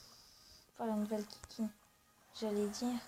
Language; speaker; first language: French; native; French